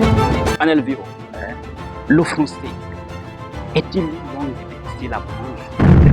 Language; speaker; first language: French; non-native, fluent; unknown